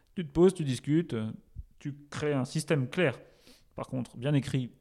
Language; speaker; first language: French; native; French